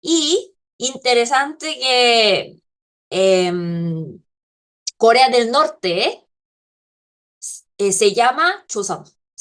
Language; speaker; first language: Spanish; non-native, fluent; Korean